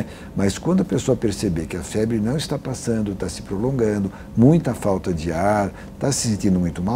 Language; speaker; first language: Portuguese; native; Portuguese